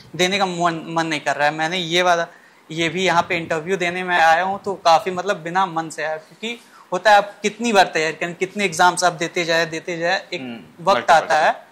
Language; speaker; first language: Hindi; native; Hindi